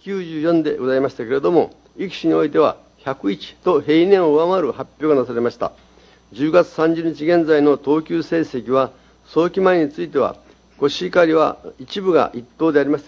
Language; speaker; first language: Japanese; native; Japanese